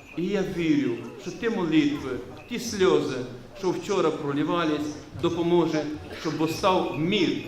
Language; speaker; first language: Ukrainian; non-native, local second language; Romanian